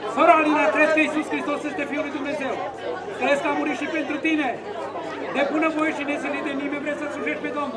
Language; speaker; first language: Romanian; native; Romanian